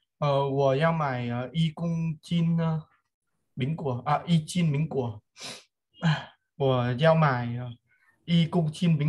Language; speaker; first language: Chinese; non-native, learner; Vietnamese